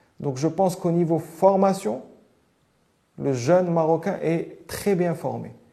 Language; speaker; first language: French; non-native, local second language; Arabic